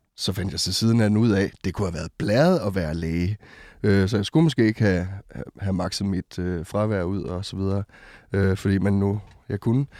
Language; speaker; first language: Danish; native; Danish